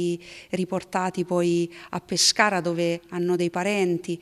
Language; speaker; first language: Italian; native; Italian